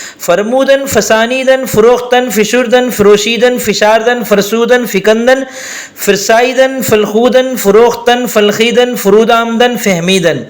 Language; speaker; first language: Urdu; native; Urdu